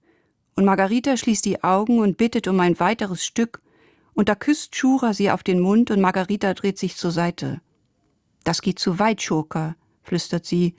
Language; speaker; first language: German; native; German